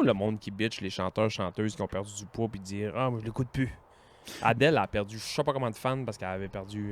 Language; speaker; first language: French; native; French